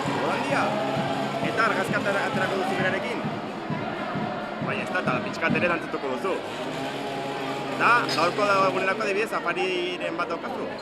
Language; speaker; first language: Basque; native; Basque